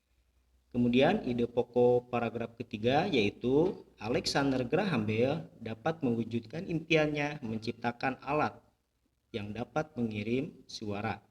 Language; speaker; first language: Indonesian; native; Indonesian